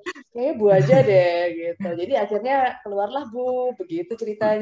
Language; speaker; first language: Indonesian; native; Indonesian